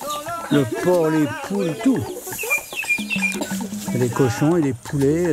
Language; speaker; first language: French; native; French